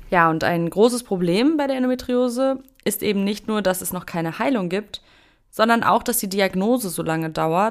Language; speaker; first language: German; native; German